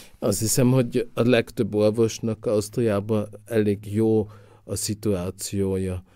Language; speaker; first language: Hungarian; early bilingual, heritage; Hungarian